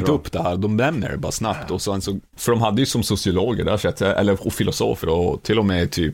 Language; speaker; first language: Swedish; native; Swedish